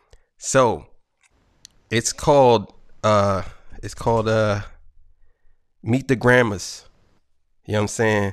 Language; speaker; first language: English; native; English